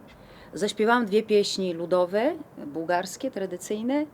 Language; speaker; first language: Polish; non-native, fluent; Bulgarian